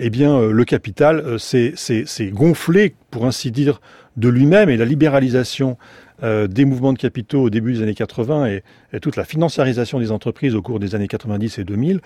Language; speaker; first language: French; native; French